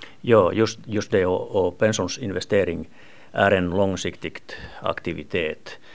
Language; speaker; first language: Swedish; non-native, local second language; Finnish